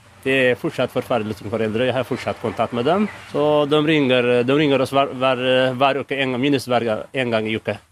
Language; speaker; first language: Norwegian; non-native, fluent; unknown